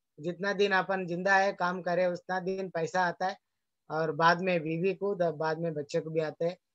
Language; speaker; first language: Hindi; non-native, local second language; Telugu